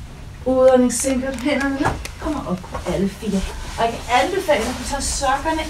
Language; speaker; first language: Danish; native; Danish